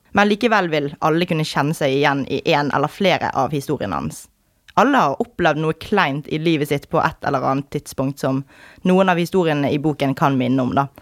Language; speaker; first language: Norwegian; native; Norwegian